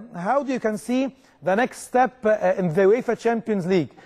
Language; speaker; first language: English; non-native, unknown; Arabic